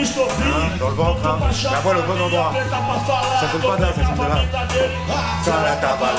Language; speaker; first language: French; native; French